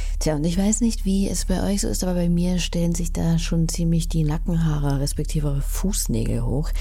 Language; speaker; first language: German; native; German